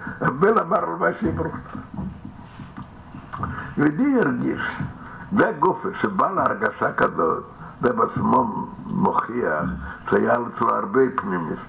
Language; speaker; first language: Hebrew; non-native, fluent; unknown